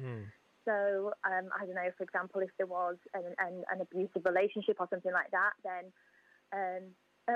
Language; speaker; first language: English; native; English